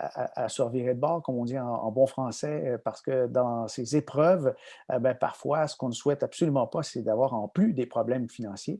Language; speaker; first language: French; native; French